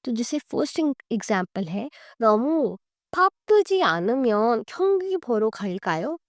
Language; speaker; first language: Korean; non-native, fluent; Hindi